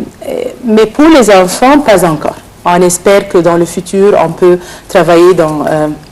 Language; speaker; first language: French; non-native, fluent; Arabic